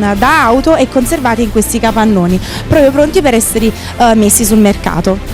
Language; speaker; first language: Italian; native; Italian